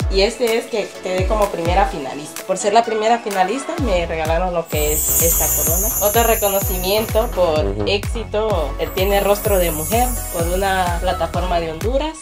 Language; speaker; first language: Spanish; native; Spanish